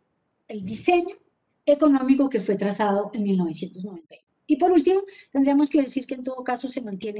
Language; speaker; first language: Spanish; native; Spanish